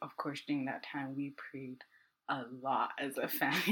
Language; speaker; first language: English; non-native, local second language; Akan